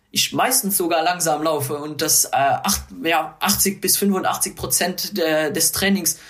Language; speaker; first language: German; non-native, local second language; Luxembourgish